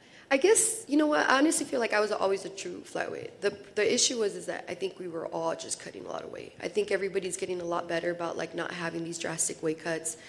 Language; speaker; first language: English; early bilingual, other home language; Spanish